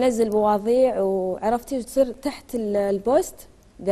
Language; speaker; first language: Arabic; native; Arabic